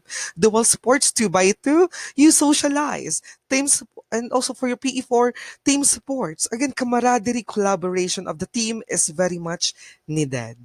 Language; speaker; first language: English; non-native, local second language; Bikol